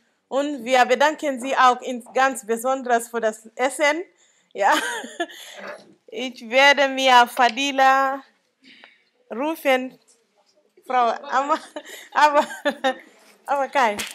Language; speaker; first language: German; non-native, local second language; Mandingo